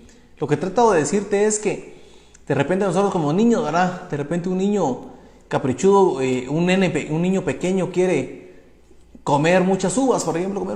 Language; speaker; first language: Spanish; native; Spanish